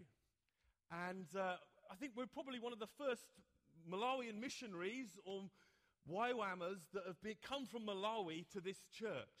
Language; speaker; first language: English; native; English